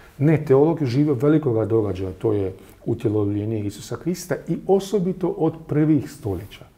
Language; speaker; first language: Croatian; native; Croatian